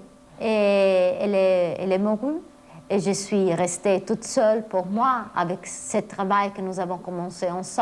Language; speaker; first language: French; non-native, fluent; Italian